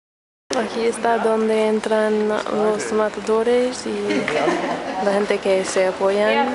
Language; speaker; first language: Spanish; non-native, learner; English